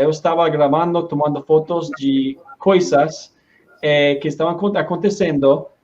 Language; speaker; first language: Portuguese; non-native, learner; Spanish